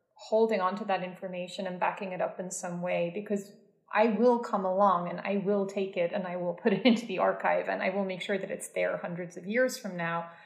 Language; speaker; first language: English; native; English